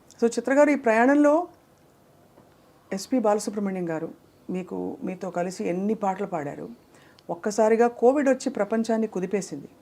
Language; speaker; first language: Telugu; native; Telugu